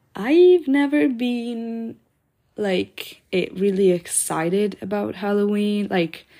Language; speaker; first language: English; non-native, fluent; Italian